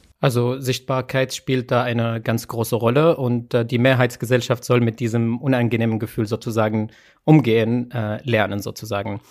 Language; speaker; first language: German; native; German